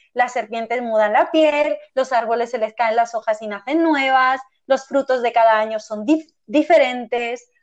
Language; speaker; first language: Spanish; early bilingual, other home language; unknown